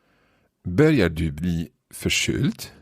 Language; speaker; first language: Swedish; non-native, learner; English